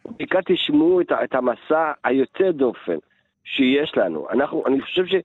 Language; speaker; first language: Hebrew; early bilingual, other home language; Amharic